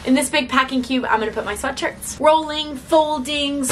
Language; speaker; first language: English; native; English